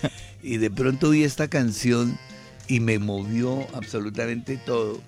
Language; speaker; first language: Spanish; native; Spanish